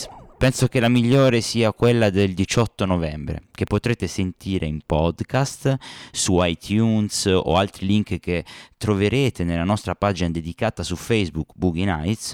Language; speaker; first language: Italian; native; Italian